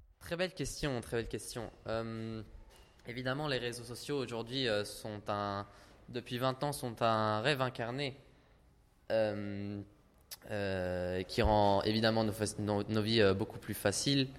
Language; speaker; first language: French; non-native, fluent; Italian